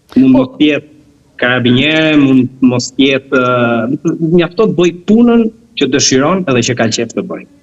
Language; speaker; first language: Albanian; native; Albanian